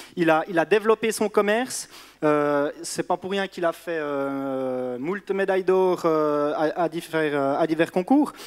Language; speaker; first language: French; native; French